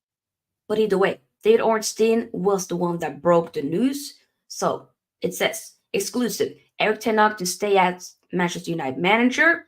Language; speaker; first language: English; native; English